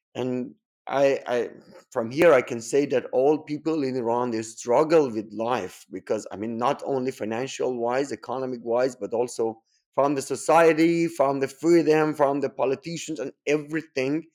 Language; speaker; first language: English; non-native, fluent; Persian